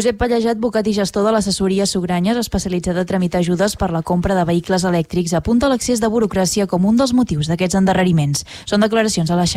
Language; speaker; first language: Catalan; native; Catalan